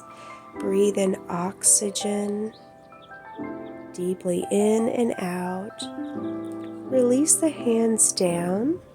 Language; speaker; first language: English; native; English